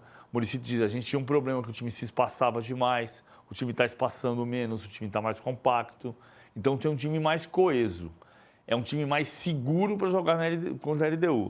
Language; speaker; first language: Portuguese; native; Portuguese